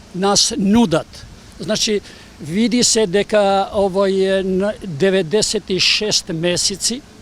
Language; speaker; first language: Macedonian; non-native, local second language; Albanian